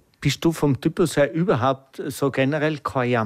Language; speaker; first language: German; native; German